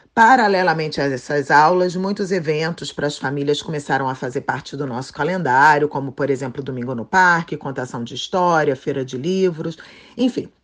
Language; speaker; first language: Portuguese; native; Portuguese